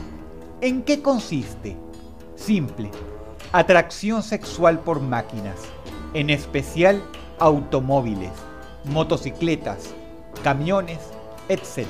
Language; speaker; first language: Spanish; native; Spanish